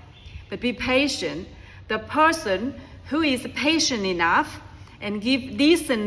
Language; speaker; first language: English; non-native, fluent; Vietnamese